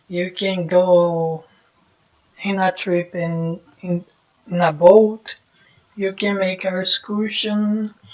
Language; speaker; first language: English; non-native, fluent; Portuguese